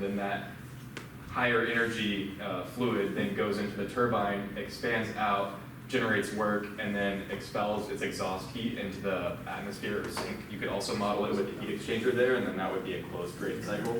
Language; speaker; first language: English; native; English